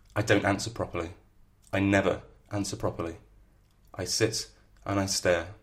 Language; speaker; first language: English; native; English